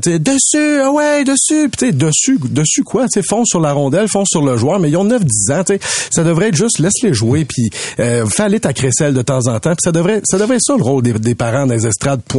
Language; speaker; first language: French; native; French